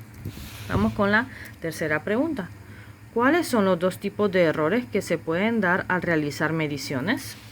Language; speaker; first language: Spanish; native; Spanish